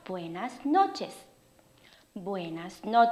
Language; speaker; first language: Spanish; non-native, fluent; Korean